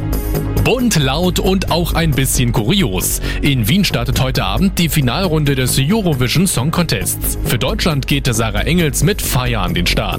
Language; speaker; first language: German; native; German